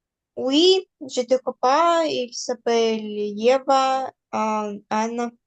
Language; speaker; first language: French; non-native, learner; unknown